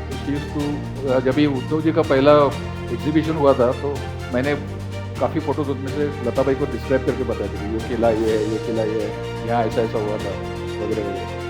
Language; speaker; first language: Hindi; non-native, local second language; Marathi